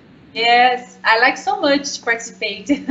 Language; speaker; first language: English; non-native, learner; Portuguese